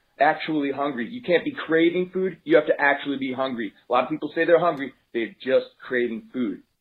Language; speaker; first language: English; native; English